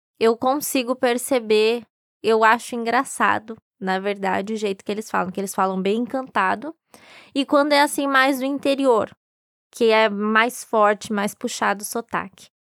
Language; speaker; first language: Portuguese; native; Portuguese